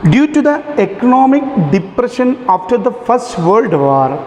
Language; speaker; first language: English; non-native, local second language; Malayalam